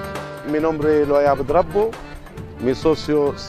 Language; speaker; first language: Spanish; non-native, fluent; Arabic